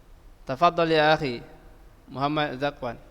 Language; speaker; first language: Arabic; non-native, fluent; Indonesian